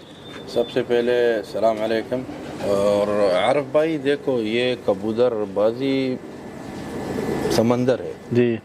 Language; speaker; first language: Hindi; non-native, learner; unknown